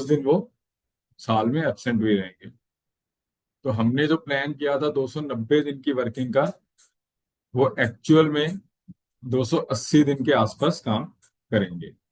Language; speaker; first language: Hindi; native; Hindi